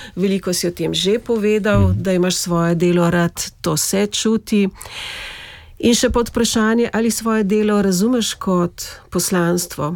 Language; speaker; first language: Slovenian; native; Slovenian